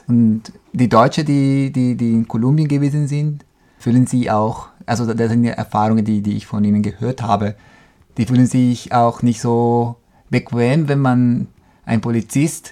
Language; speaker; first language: German; non-native, fluent; Spanish